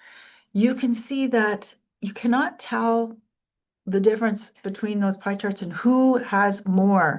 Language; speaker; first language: English; native; English